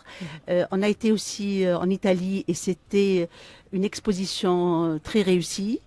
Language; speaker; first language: French; non-native, local second language; Arabic